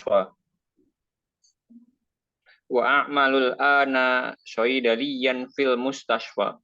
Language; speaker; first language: Arabic; non-native, learner; Indonesian